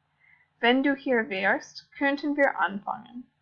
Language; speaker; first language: German; non-native, fluent; English